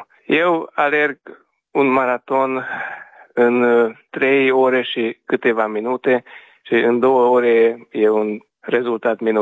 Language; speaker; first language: Romanian; early bilingual, heritage; Romanian